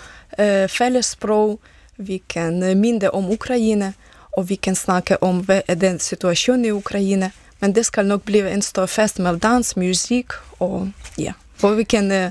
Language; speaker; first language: Danish; non-native, local second language; Ukrainian